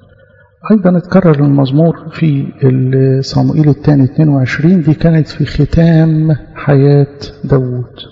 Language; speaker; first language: Arabic; native; Arabic